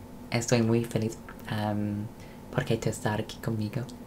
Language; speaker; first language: Spanish; non-native, learner; English